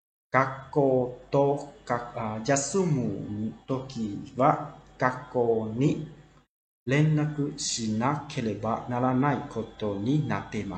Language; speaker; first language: Japanese; non-native, fluent; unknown